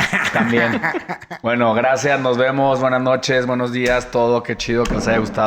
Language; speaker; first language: Spanish; native; Spanish